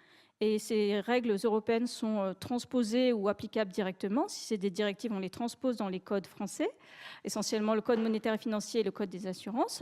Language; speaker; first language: French; native; French